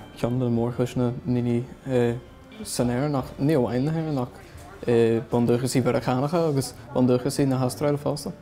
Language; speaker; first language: Irish; non-native, local second language; English